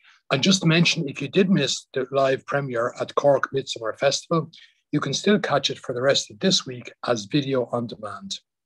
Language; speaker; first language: English; native; English